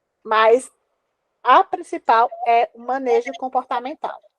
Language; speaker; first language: Portuguese; native; Portuguese